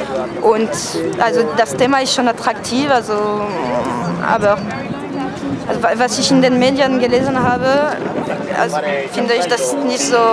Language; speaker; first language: German; non-native, fluent; French